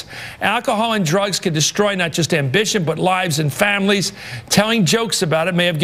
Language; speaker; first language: English; native; English